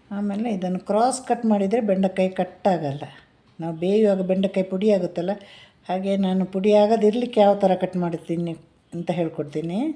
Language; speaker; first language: Kannada; non-native, local second language; Malayalam